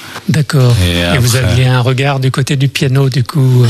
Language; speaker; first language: French; native; French